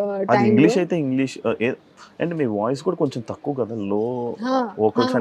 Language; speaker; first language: Telugu; native; Telugu